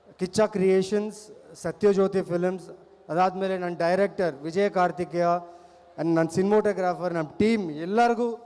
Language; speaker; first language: Kannada; non-native, local second language; Telugu